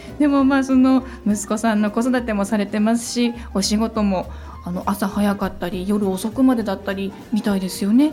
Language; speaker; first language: Japanese; native; Japanese